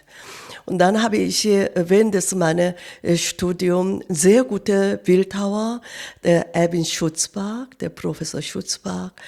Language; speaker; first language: German; non-native, fluent; Korean